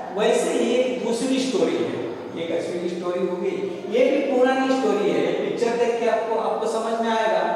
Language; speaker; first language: Hindi; non-native, local second language; Marathi